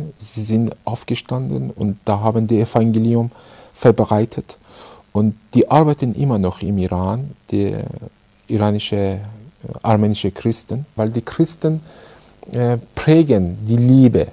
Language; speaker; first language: German; non-native, learner; Persian